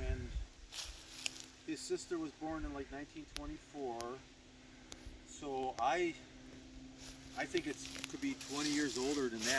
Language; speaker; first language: English; native; English